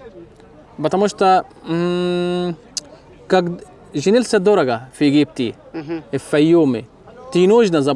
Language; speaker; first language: Russian; non-native, learner; Arabic